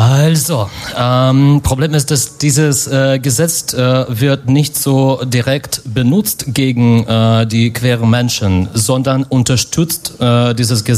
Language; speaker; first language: German; non-native, fluent; Russian